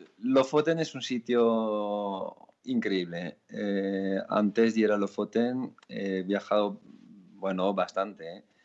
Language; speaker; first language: Spanish; non-native, fluent; French